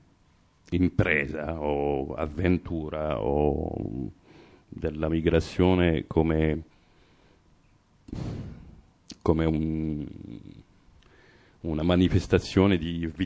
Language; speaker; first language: Italian; non-native, fluent; Arabic